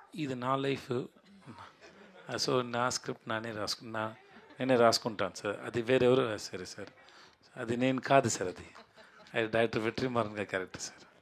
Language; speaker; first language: Telugu; non-native, learner; Tamil